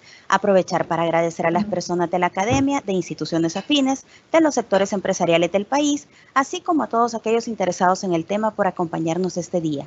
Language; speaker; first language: Spanish; native; Spanish